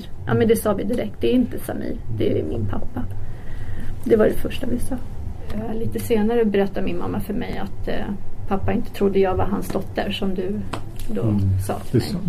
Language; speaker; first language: Swedish; early bilingual, other home language; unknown